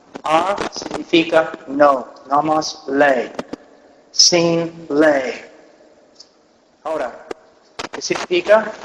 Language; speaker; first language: Spanish; non-native, fluent; English